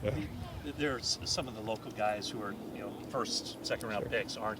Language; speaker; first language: English; native; English